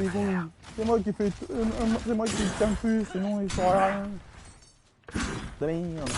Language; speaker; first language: French; native; French